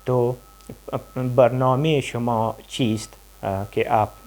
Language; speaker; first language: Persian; non-native, fluent; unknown